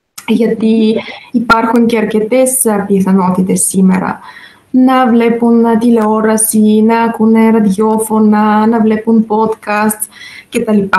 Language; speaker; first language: Greek; non-native, fluent; Bulgarian